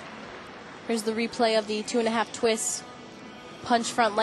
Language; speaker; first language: English; native; English